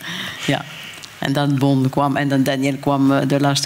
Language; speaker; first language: Dutch; non-native, fluent; French